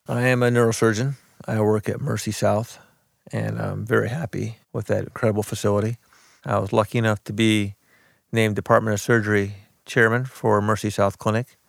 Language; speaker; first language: English; early bilingual, other home language; Arabic